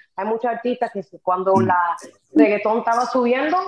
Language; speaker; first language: Spanish; early bilingual, heritage; Spanish